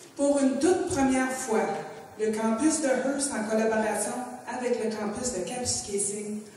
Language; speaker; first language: French; native; French